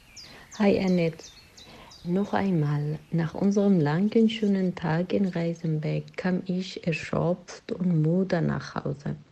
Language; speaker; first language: German; non-native, learner; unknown